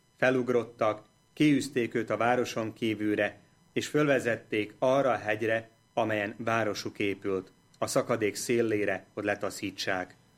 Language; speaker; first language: Hungarian; native; Hungarian